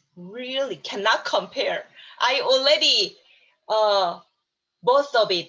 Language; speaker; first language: English; non-native, learner; Korean